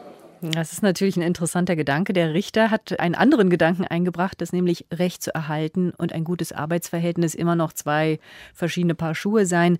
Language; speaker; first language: German; native; German